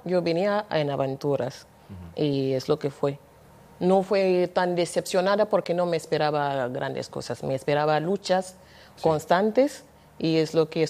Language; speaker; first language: Spanish; non-native, fluent; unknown